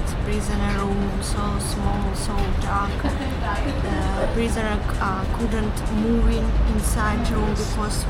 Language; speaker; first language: English; non-native, learner; Russian